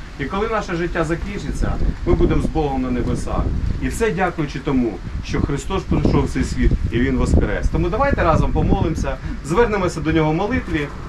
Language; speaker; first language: Ukrainian; non-native, local second language; Russian